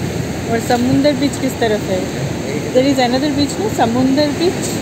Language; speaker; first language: Hindi; non-native, local second language; Bangla